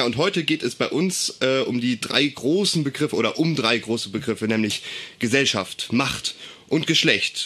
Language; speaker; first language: German; native; German